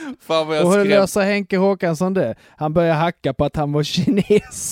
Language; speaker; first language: Swedish; native; Swedish